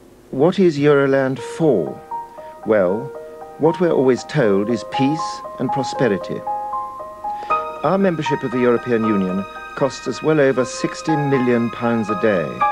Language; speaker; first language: English; native; English